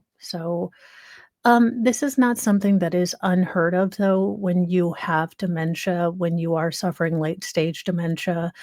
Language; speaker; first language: English; native; English